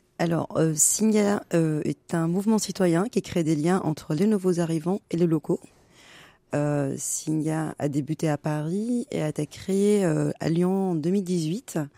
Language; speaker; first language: French; non-native, local second language; Arabic